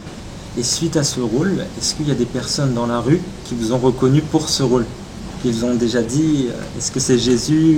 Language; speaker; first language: French; native; French